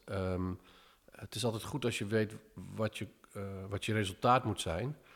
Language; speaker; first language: Dutch; early bilingual, other home language; English